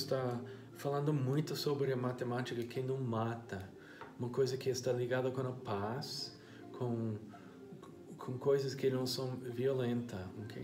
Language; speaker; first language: Portuguese; non-native, fluent; English